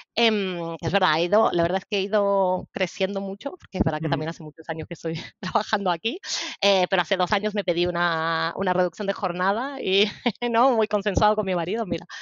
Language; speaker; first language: Spanish; native; Spanish